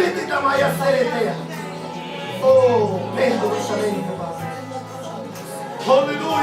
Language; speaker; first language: Italian; native; Italian